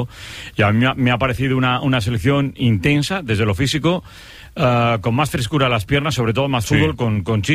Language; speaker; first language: Spanish; native; Spanish